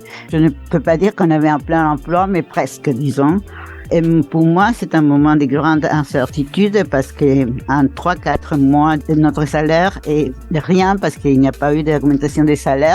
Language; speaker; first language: French; non-native, fluent; Spanish